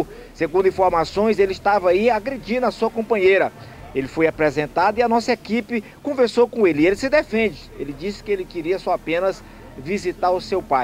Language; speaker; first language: Portuguese; native; Portuguese